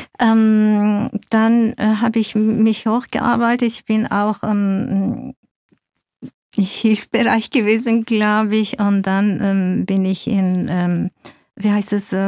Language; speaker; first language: German; non-native, fluent; Zaza